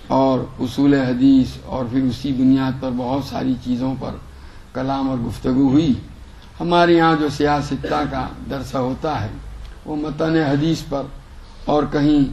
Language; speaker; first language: Urdu; non-native, local second language; Gujarati